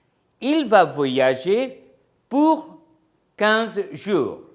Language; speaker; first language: French; non-native, fluent; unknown